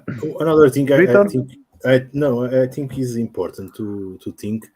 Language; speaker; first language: English; non-native, learner; Portuguese